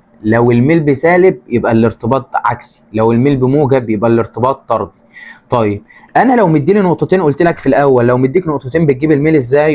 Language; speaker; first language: Arabic; native; Arabic